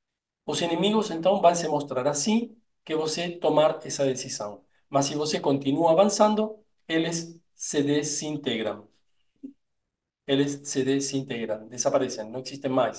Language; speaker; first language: Portuguese; non-native, fluent; Spanish